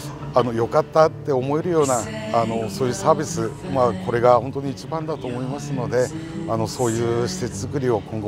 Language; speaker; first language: Japanese; native; Japanese